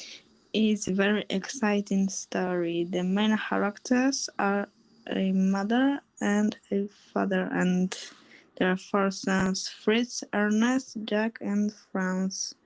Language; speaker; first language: English; non-native, learner; Polish